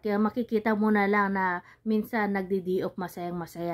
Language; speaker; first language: Filipino; native; Filipino